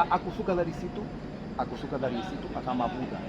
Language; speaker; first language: Indonesian; non-native, fluent; Spanish